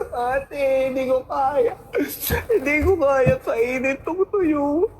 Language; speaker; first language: Filipino; native; Filipino